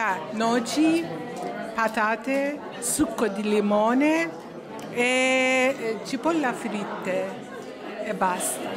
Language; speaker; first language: Italian; non-native, learner; Persian